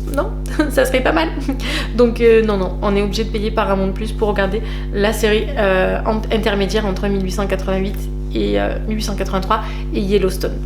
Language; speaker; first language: French; native; French